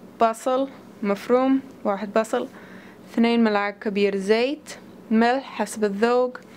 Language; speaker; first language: Arabic; non-native, learner; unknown